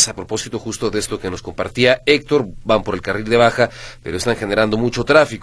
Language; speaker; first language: Spanish; native; Spanish